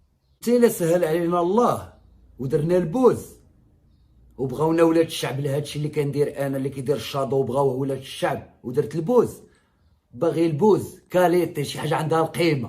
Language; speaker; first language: Arabic; native; Arabic